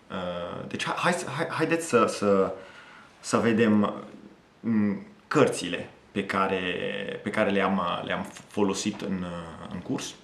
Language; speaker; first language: Romanian; non-native, fluent; Italian